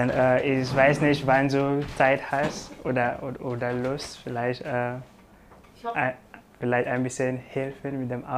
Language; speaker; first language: German; non-native, learner; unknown